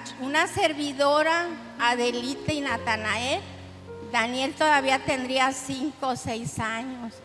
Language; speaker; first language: Spanish; native; Spanish